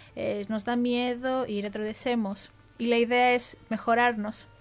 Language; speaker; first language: Spanish; non-native, fluent; Greek